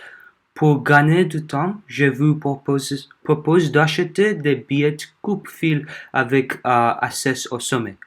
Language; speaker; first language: French; non-native, learner; Korean